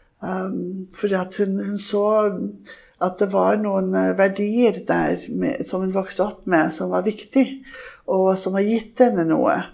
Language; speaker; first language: Norwegian; early bilingual, heritage; Norwegian